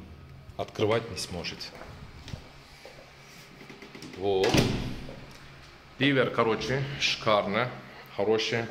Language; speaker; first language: Russian; non-native, local second language; Turkish